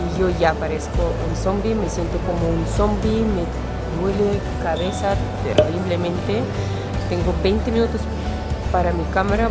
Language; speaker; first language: Spanish; non-native, fluent; Russian